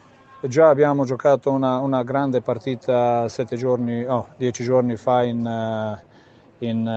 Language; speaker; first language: Italian; non-native, fluent; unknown